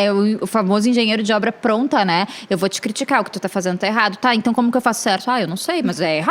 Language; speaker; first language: Portuguese; native; Portuguese